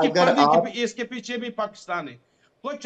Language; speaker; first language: Hindi; non-native, fluent; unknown